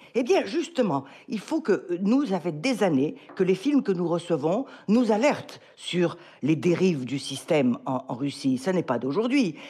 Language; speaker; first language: French; native; French